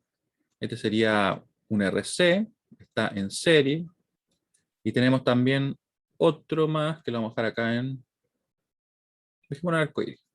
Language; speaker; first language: Spanish; native; Spanish